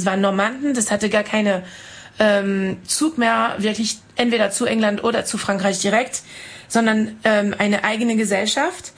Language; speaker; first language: German; non-native, fluent; French